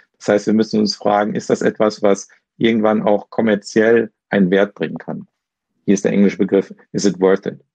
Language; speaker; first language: German; native; German